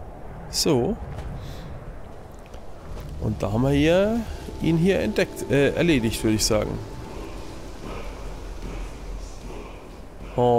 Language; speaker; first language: German; native; German